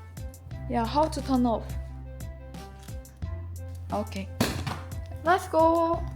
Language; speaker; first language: English; non-native, learner; Korean